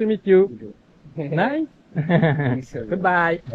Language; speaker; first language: English; non-native, learner; French